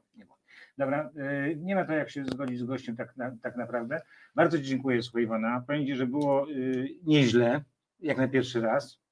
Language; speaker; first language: Polish; native; Polish